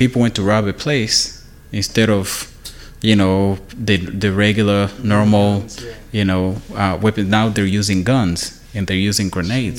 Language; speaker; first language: English; non-native, local second language; Kinyarwanda